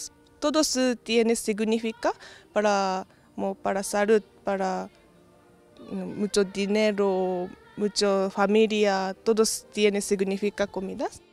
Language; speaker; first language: Spanish; non-native, learner; Japanese